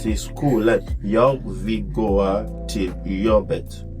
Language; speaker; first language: Swedish; non-native, learner; English